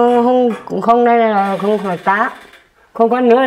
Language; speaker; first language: Vietnamese; non-native, local second language; Hmong